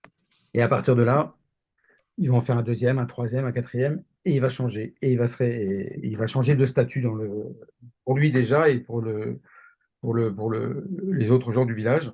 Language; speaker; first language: French; native; French